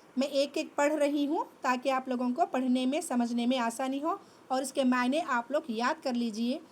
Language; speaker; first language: Urdu; native; Urdu